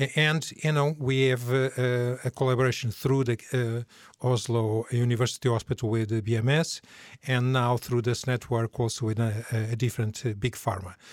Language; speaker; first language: English; non-native, fluent; Portuguese